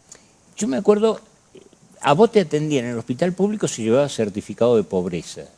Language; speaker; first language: Spanish; native; Spanish